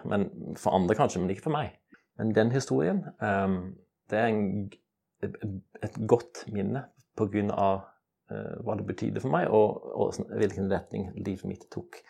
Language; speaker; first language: Norwegian; non-native, fluent; English